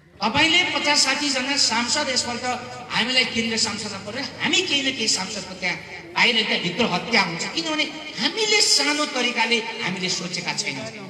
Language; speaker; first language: Nepali; non-native, local second language; Eastern Tamang